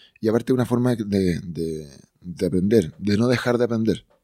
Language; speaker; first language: Spanish; native; Spanish